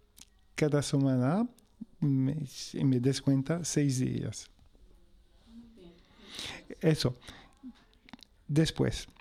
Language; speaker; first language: Spanish; non-native, fluent; French